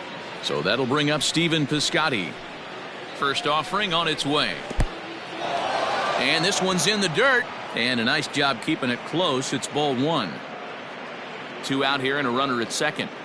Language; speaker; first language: English; native; English